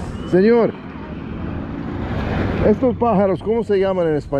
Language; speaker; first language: Spanish; non-native, fluent; English